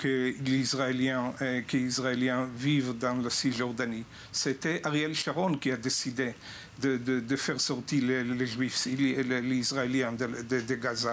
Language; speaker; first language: French; non-native, fluent; Hebrew